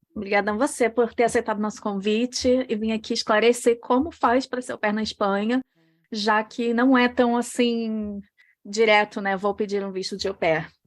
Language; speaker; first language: Portuguese; native; Portuguese